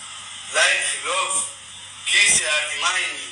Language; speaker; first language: English; non-native, learner; Oromo